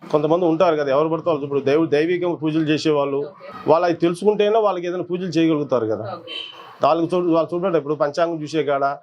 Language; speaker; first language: Telugu; non-native, local second language; Koya